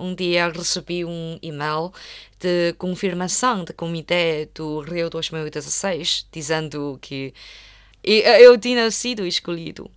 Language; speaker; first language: Portuguese; non-native, fluent; Chinese